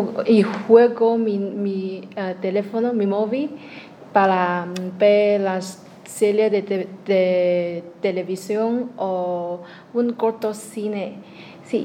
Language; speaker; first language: Spanish; non-native, learner; Chinese